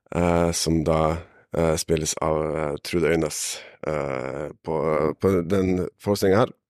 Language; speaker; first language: Norwegian; native; Norwegian